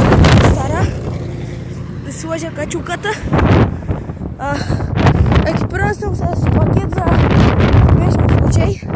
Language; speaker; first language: Bulgarian; native; Bulgarian